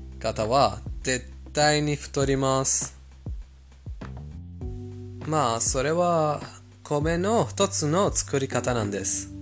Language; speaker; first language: Japanese; non-native, fluent; Persian